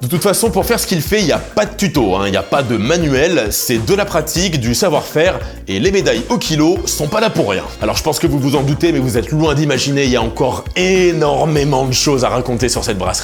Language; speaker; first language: French; native; French